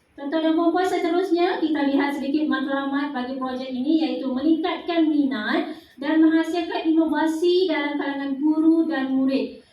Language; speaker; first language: Malay; native; Malay